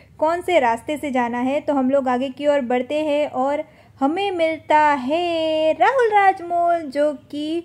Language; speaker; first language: Hindi; non-native, local second language; Gujarati